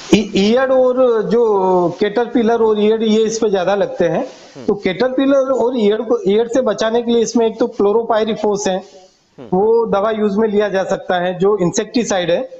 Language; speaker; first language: Hindi; non-native, local second language; Gujarati